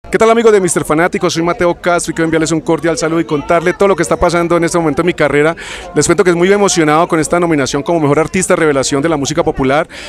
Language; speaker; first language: Spanish; non-native, fluent; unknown